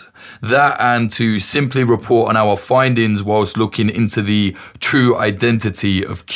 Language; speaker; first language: English; native; English